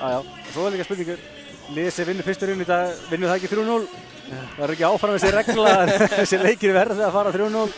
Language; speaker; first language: Icelandic; native; Icelandic